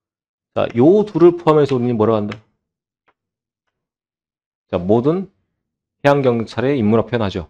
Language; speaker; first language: Korean; native; Korean